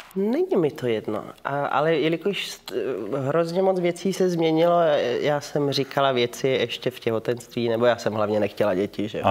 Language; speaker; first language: Czech; early bilingual, heritage; Czech